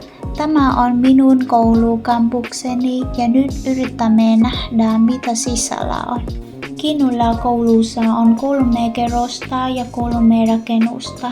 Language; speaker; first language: Finnish; non-native, learner; Vietnamese